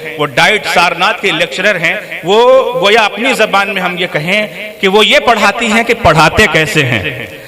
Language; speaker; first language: Urdu; native; Urdu